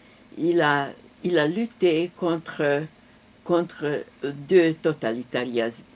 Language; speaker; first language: French; non-native, fluent; Hungarian